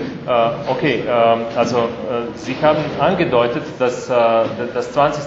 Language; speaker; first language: German; non-native, fluent; Slovenian